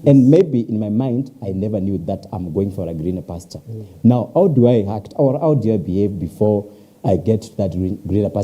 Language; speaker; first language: English; non-native, local second language; Swahili